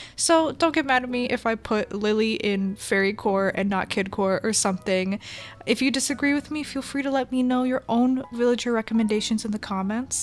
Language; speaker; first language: English; native; English